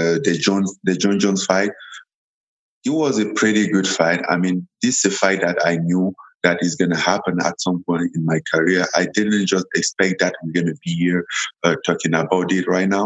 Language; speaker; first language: English; non-native, local second language; French